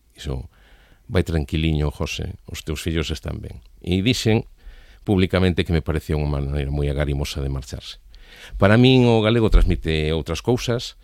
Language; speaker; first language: Galician; non-native, local second language; Spanish